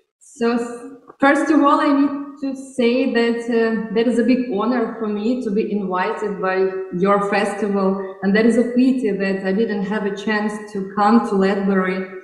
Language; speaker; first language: English; non-native, fluent; Ukrainian